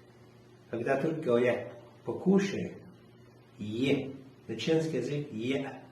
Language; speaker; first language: Russian; non-native, local second language; Chechen